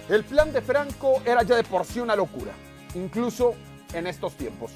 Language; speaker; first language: Spanish; native; Spanish